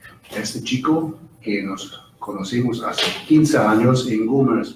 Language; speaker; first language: Spanish; non-native, fluent; German